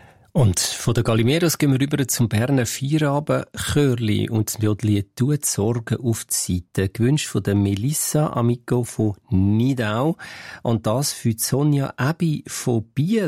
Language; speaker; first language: German; native; German